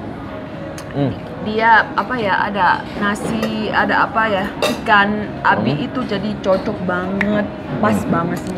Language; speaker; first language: Indonesian; non-native, learner; Thai